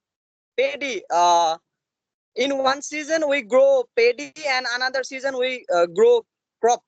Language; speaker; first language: English; non-native, learner; Assamese